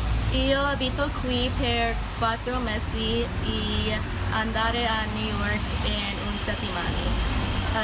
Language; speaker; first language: Italian; non-native, learner; English